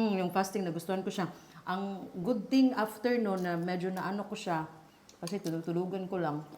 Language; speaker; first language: Filipino; non-native, local second language; Cebuano